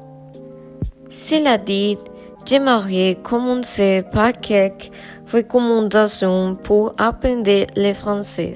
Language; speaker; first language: French; non-native, learner; Spanish